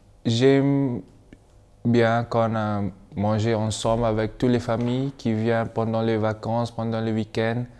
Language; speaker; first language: French; non-native, learner; Malay